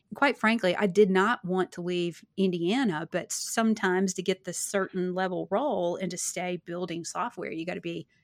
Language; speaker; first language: English; native; English